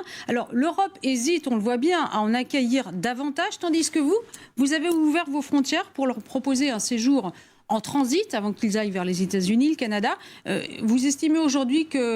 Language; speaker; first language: French; native; French